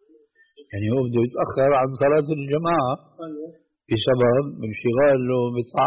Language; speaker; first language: Arabic; native; Arabic